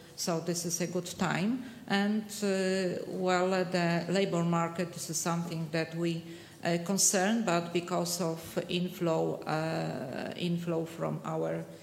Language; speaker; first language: English; non-native, fluent; Polish